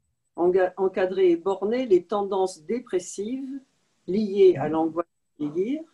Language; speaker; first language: French; native; French